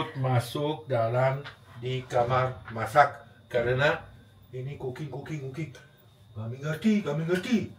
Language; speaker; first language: Indonesian; non-native, learner; French